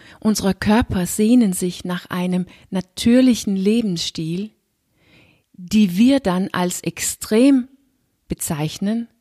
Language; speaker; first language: German; non-native, fluent; Danish